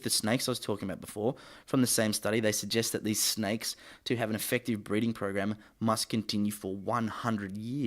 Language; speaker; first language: English; native; English